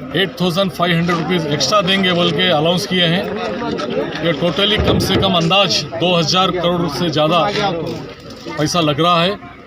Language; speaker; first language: Hindi; non-native, local second language; Urdu